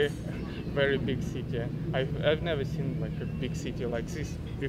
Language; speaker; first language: English; non-native, learner; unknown